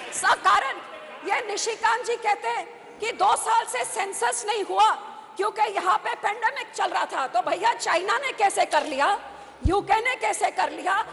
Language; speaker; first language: Hindi; non-native, local second language; Punjabi